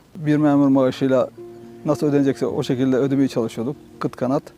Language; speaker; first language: Turkish; native; Turkish